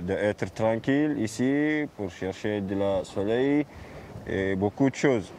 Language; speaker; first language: French; non-native, fluent; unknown